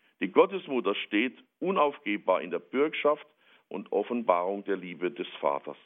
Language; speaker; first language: German; native; German